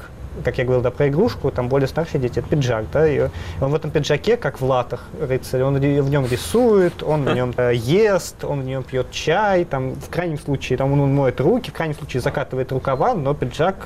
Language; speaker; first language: Russian; native; Russian